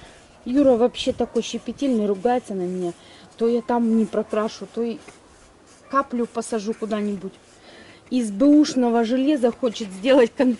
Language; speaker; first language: Russian; native; Russian